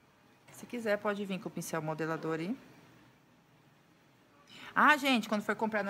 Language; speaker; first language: Portuguese; native; Portuguese